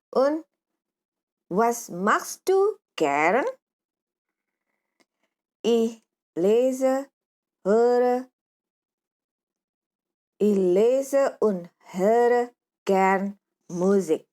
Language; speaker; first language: German; non-native, fluent; Indonesian